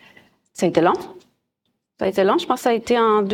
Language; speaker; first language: French; native; French